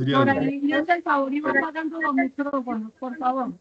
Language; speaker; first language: Spanish; native; Spanish